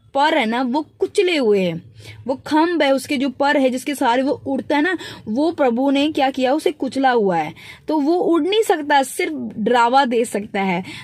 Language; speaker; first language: Hindi; non-native, local second language; Punjabi